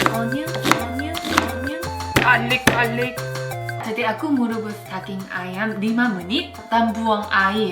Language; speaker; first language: Indonesian; non-native, fluent; Korean